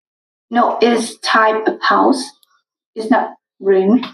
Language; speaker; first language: English; non-native, learner; Vietnamese